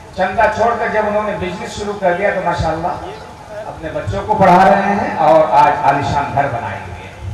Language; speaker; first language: Urdu; native; Urdu